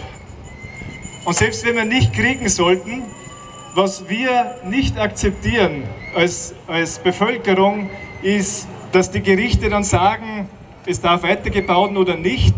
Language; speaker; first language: German; native; German